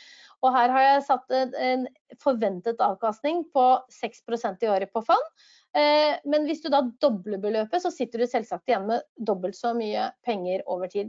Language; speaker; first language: Norwegian; native; Norwegian